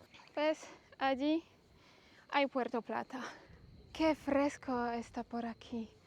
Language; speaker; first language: Spanish; non-native, learner; Polish